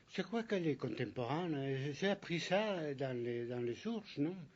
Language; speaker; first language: French; non-native, fluent; Spanish